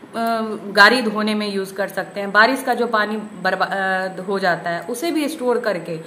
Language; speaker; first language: Hindi; native; Hindi